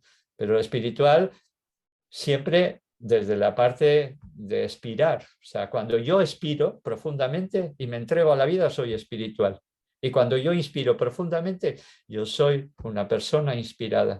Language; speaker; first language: Spanish; native; Spanish